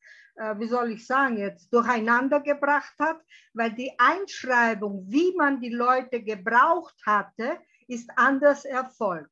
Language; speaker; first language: German; early bilingual, heritage; German